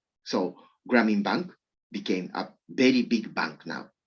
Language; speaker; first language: English; non-native, learner; Japanese